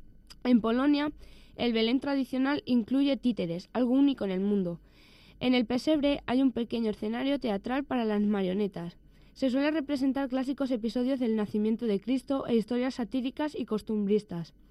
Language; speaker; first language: Spanish; native; Spanish